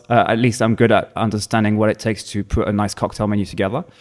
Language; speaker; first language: English; non-native, fluent; French